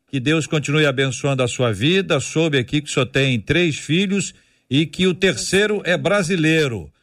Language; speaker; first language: Portuguese; native; Portuguese